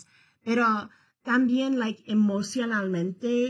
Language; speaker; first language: Spanish; early bilingual, heritage; Spanish